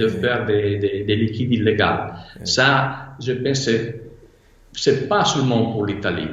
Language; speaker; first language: French; non-native, fluent; Italian